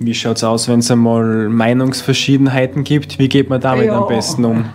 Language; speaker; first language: German; native; German